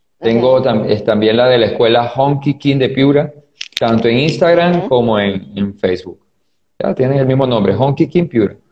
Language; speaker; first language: Spanish; native; Spanish